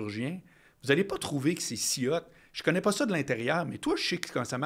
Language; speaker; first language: French; native; French